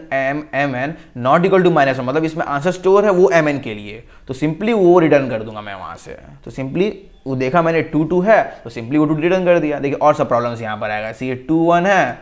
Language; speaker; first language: Hindi; native; Hindi